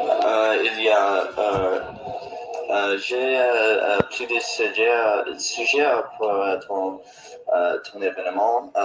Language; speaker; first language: French; non-native, learner; English